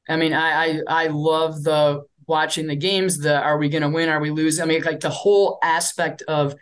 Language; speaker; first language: English; native; English